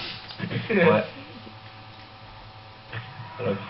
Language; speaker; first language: French; native; French